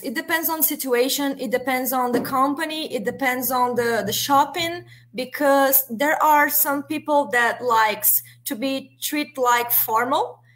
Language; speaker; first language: English; non-native, learner; Portuguese